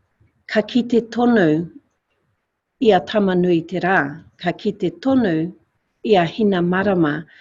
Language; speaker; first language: Māori; non-native, local second language; English